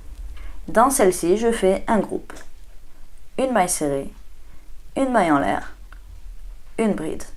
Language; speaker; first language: French; native; French